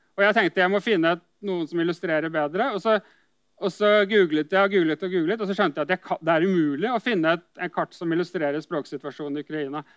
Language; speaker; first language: Norwegian; native; Norwegian